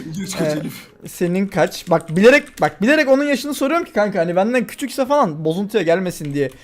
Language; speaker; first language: Turkish; native; Turkish